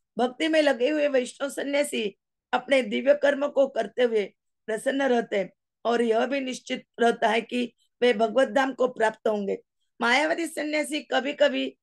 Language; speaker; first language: Hindi; non-native, local second language; Marathi